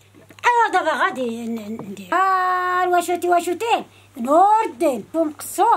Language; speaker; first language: Arabic; non-native, local second language; Central Atlas Tamazight